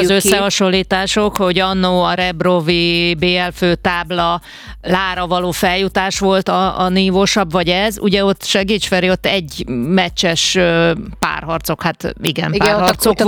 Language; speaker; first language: Hungarian; native; Hungarian